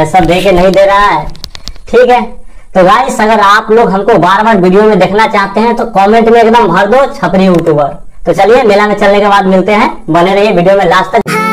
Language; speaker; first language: Hindi; native; Hindi